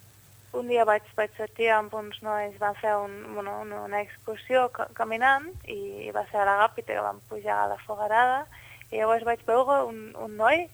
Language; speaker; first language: Catalan; non-native, fluent; Dutch